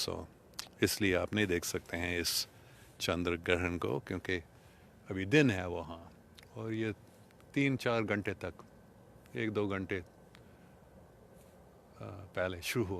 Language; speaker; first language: Urdu; non-native, fluent; English